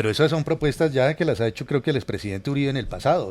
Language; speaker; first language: Spanish; native; Spanish